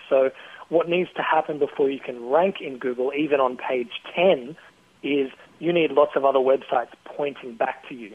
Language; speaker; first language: English; native; English